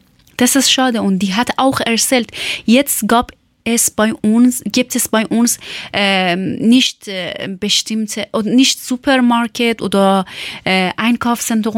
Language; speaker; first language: German; non-native, learner; Persian